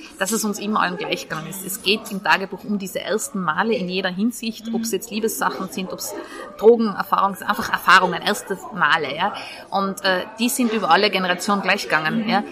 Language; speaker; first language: German; native; German